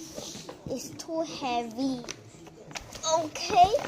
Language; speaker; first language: English; non-native, local second language; Chinese